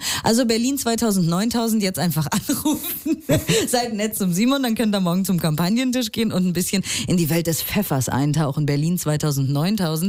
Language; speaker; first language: German; native; German